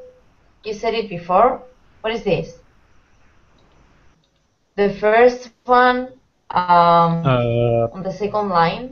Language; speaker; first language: English; non-native, fluent; Spanish